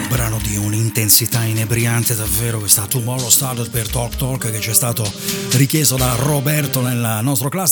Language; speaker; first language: Italian; native; Italian